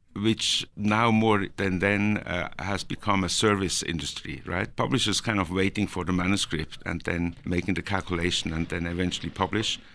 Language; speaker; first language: English; non-native, fluent; Norwegian